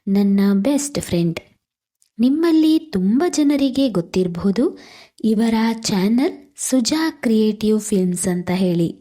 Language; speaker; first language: Kannada; non-native, local second language; Tulu